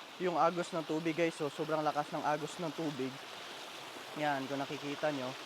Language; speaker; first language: Filipino; non-native, local second language; Cebuano